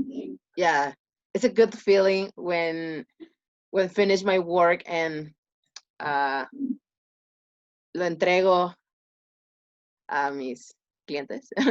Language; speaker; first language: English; non-native, learner; Spanish